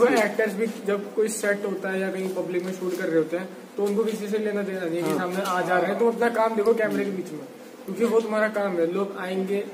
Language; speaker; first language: Hindi; native; Hindi